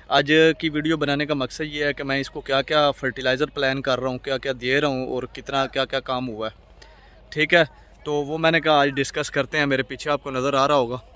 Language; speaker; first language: Urdu; non-native, local second language; Punjabi